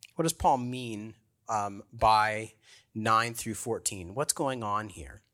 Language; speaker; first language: English; native; English